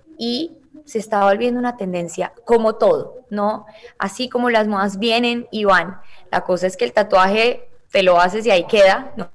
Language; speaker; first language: Spanish; native; Spanish